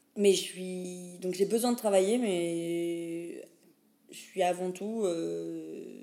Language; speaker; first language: French; native; French